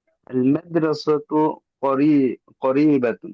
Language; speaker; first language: Arabic; non-native, learner; Bangla